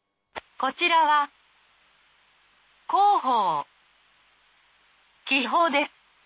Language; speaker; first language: Japanese; native; Japanese